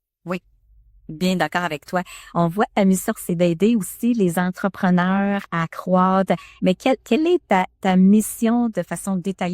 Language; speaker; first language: French; native; French